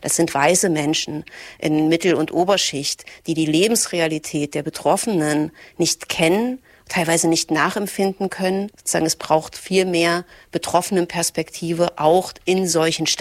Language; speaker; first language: German; native; German